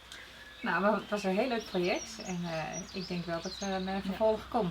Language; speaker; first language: Dutch; native; Dutch